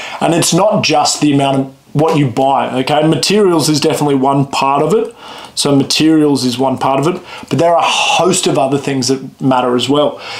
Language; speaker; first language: English; native; English